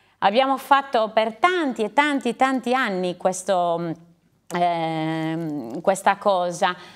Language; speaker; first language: Italian; native; Italian